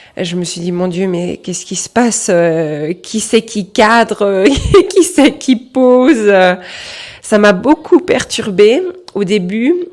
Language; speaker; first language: French; native; French